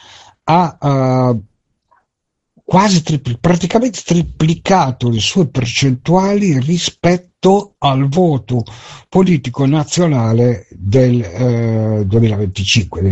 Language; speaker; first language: Italian; native; Italian